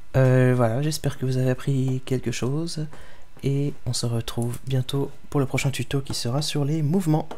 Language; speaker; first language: French; native; French